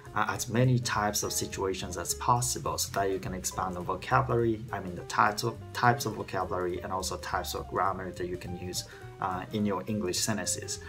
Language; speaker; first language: English; non-native, fluent; Japanese